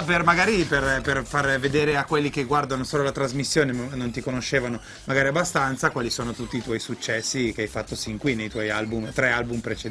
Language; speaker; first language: Italian; native; Italian